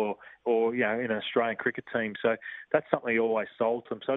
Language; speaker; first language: English; native; English